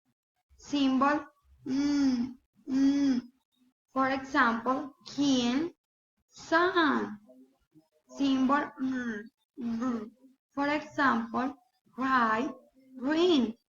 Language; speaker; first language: English; non-native, learner; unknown